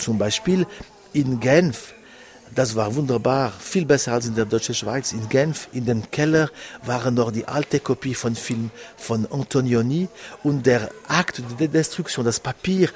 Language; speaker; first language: German; non-native, local second language; French